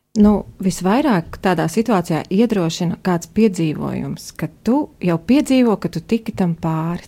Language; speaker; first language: Latvian; native; Latvian